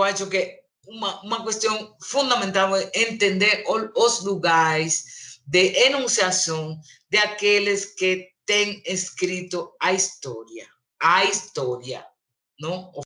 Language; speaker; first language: Portuguese; non-native, learner; Spanish